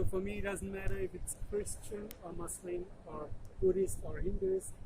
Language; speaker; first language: English; non-native, fluent; German